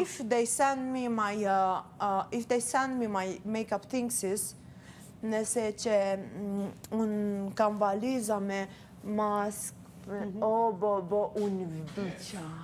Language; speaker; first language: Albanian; early bilingual, heritage; Albanian